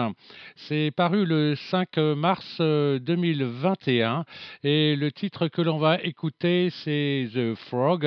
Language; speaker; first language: French; native; French